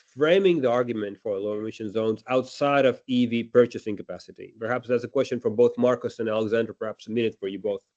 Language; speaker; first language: English; non-native, fluent; Latvian